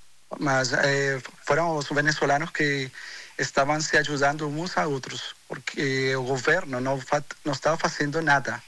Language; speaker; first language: Portuguese; non-native, fluent; Spanish